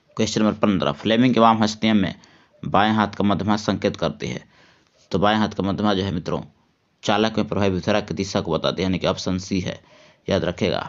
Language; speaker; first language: Hindi; native; Hindi